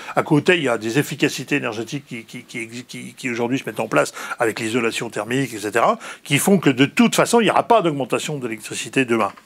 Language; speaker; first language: French; native; French